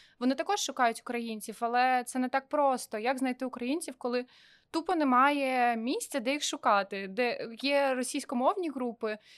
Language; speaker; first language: Ukrainian; non-native, local second language; Russian